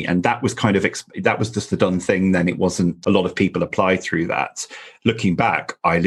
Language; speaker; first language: English; native; English